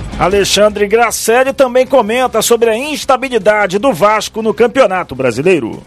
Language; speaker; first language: Portuguese; native; Portuguese